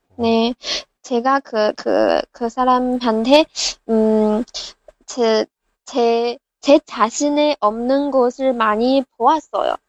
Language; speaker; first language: Korean; non-native, learner; Chinese